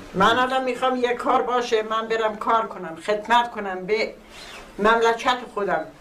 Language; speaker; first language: Persian; non-native, local second language; Assyrian Neo-Aramaic